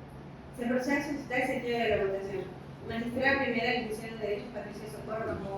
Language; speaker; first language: Spanish; native; Spanish